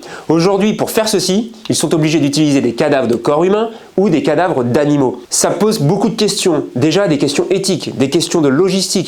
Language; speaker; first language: French; native; French